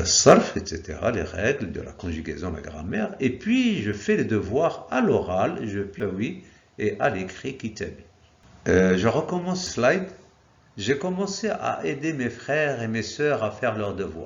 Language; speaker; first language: French; non-native, local second language; Arabic